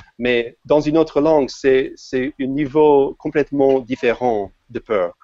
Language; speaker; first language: French; non-native, fluent; English